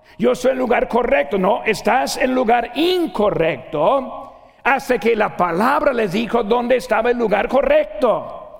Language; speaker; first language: Spanish; non-native, fluent; English